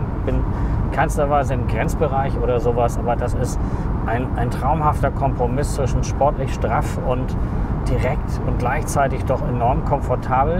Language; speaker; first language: German; native; German